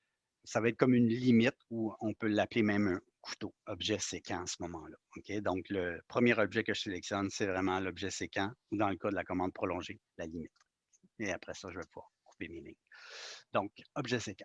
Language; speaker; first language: French; native; French